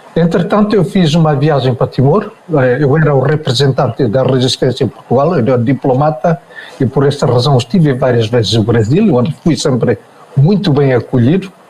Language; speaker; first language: Portuguese; non-native, local second language; Tetum